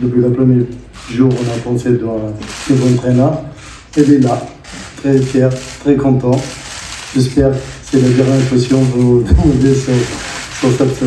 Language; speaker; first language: French; non-native, learner; Arabic